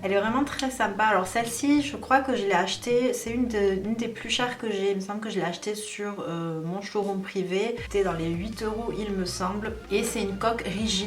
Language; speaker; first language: French; native; French